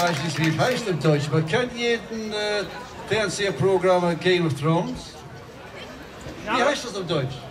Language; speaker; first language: German; non-native, learner; English